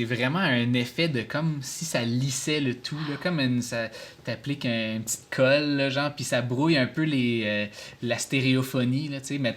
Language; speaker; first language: French; native; French